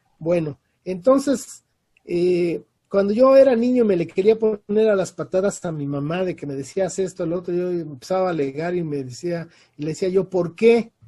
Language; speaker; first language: Spanish; native; Spanish